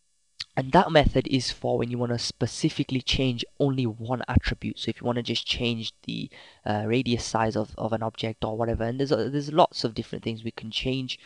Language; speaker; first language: English; native; English